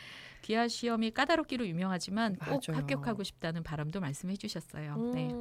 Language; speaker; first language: Korean; native; Korean